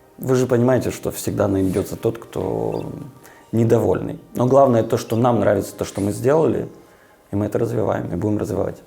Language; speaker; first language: Russian; native; Russian